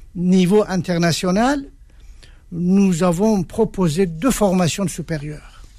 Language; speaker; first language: French; non-native, fluent; Persian